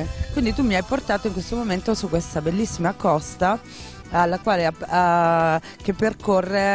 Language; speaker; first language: Italian; native; Italian